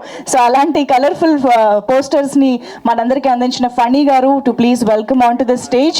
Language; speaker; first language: Telugu; native; Telugu